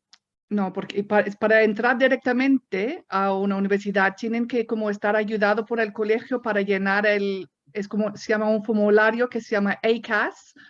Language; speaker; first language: Spanish; non-native, fluent; English